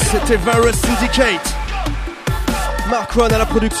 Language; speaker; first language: French; native; French